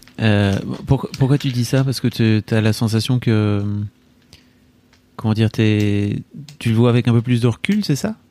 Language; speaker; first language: French; native; French